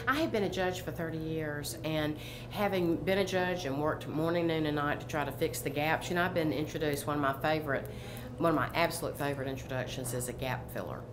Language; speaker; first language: English; native; English